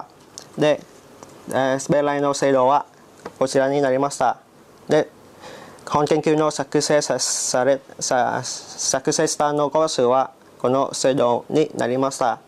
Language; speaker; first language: Japanese; non-native, learner; Vietnamese